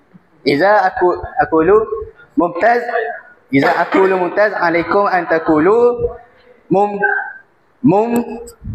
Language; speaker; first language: Arabic; non-native, learner; Malay